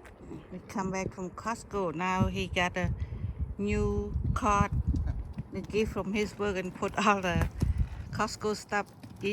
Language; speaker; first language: English; non-native, learner; Khmer